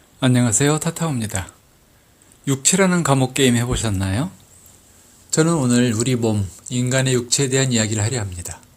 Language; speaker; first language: Korean; native; Korean